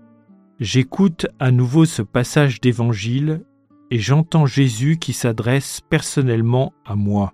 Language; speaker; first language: French; native; French